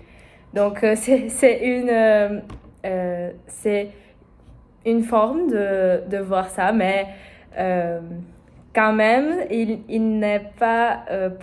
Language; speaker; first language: French; non-native, learner; Portuguese